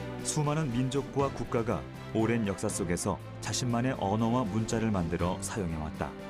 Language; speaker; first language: Korean; native; Korean